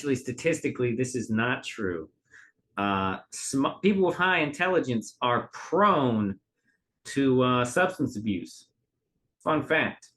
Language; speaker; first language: English; native; English